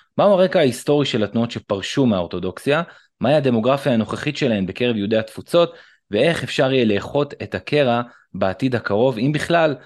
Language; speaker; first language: Hebrew; native; Hebrew